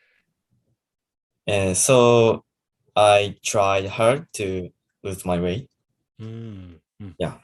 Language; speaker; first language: English; non-native, learner; Japanese